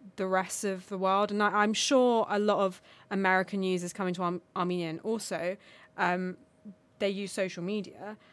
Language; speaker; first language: English; non-native, local second language; Armenian